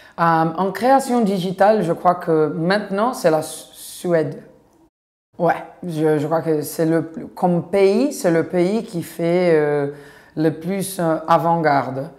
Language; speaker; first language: French; non-native, fluent; Portuguese